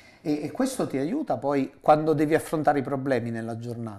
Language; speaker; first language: Italian; native; Italian